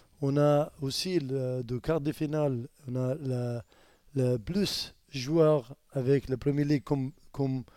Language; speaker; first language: French; non-native, learner; Arabic